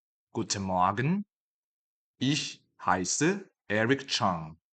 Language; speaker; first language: German; non-native, fluent; Chinese